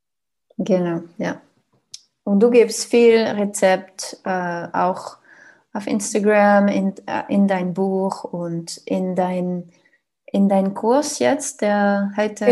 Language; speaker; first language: German; non-native, learner; French